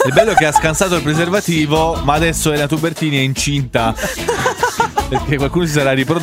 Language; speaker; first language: Italian; native; Italian